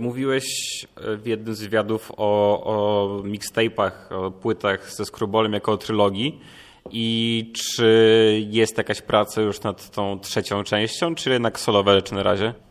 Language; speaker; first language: Polish; native; Polish